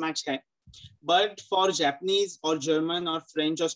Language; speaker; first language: English; non-native, local second language; Marathi